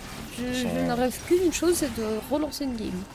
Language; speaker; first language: French; native; French